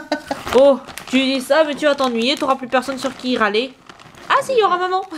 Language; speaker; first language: French; native; French